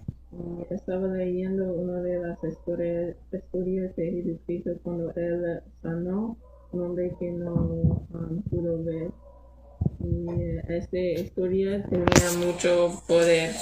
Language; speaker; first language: Spanish; non-native, learner; English